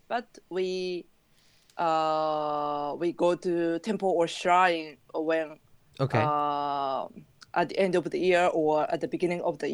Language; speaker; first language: English; non-native, learner; Japanese